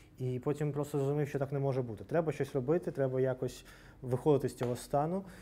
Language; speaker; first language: Ukrainian; non-native, local second language; Russian